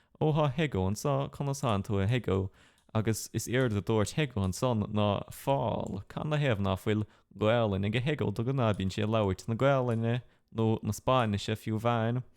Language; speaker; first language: Irish; non-native, local second language; English